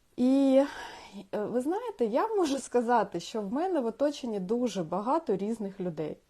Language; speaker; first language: Ukrainian; non-native, local second language; Russian